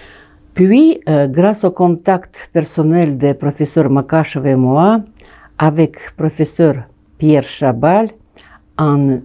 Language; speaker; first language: French; non-native, fluent; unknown